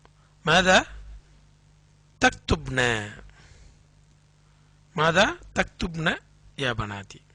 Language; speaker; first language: Arabic; non-native, fluent; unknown